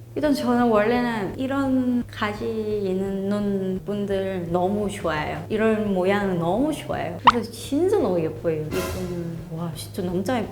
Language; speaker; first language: Korean; non-native, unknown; Thai